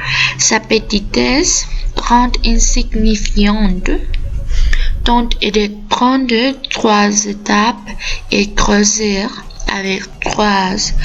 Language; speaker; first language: French; non-native, learner; Spanish